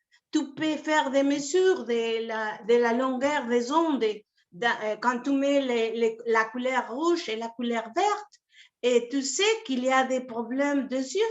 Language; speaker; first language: French; non-native, fluent; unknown